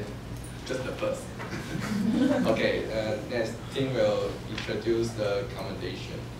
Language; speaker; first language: English; non-native, learner; Chinese